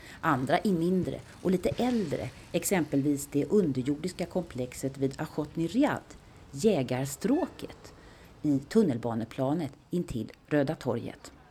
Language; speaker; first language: Swedish; native; Swedish